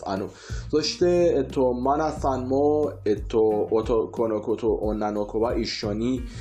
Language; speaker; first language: Japanese; non-native, learner; Persian